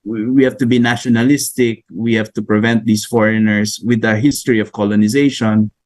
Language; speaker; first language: English; non-native, local second language; Filipino